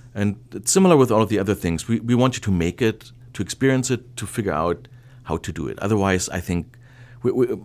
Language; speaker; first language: English; non-native, fluent; German